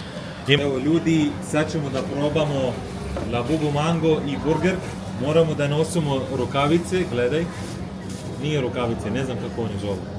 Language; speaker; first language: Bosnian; early bilingual, heritage; Bosnian